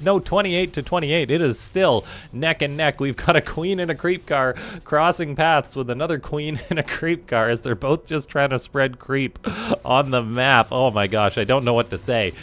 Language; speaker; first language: English; native; English